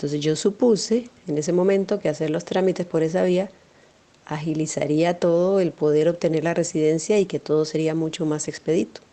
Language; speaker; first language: Spanish; native; Spanish